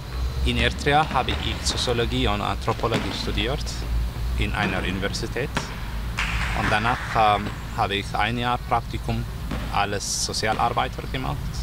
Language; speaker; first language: German; non-native, learner; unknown